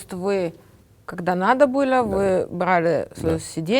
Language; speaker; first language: Russian; non-native, fluent; Italian